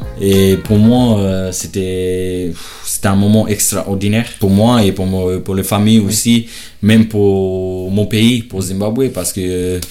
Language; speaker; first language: French; non-native, learner; Shona